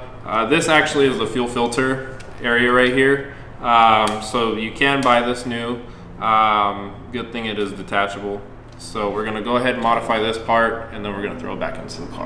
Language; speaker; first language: English; native; English